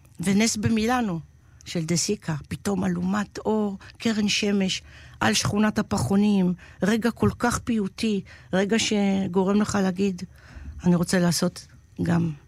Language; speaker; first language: Hebrew; native; Hebrew